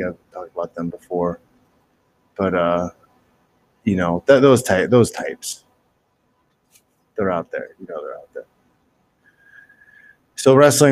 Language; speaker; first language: English; native; English